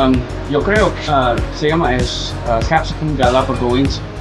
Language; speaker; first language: Spanish; non-native, learner; English